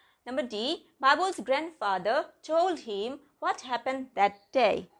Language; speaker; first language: English; non-native, local second language; Bangla